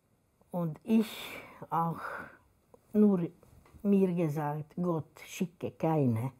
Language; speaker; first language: German; non-native, fluent; Hungarian